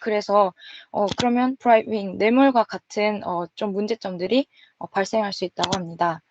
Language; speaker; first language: Korean; native; Korean